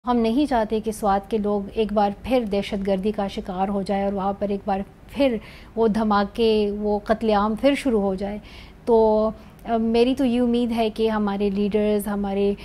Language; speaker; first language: Urdu; non-native, local second language; Pashto